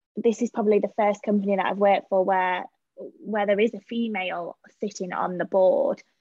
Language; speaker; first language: English; native; English